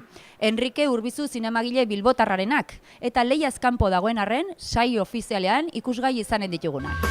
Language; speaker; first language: Basque; native; Basque